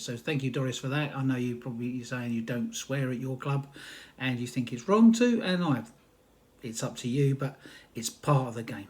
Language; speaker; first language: English; native; English